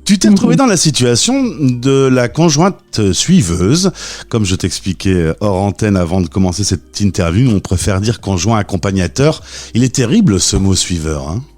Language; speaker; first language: French; native; French